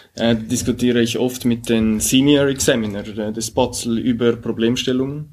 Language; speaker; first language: German; native; German